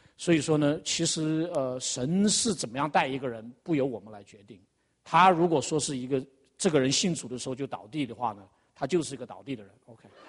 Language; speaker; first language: Chinese; native; Chinese